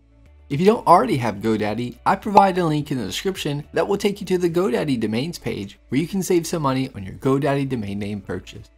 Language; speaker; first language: English; native; English